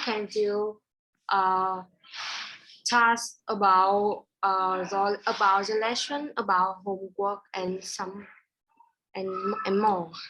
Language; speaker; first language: English; non-native, learner; Vietnamese